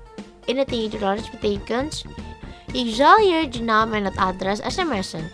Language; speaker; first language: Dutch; non-native, fluent; Indonesian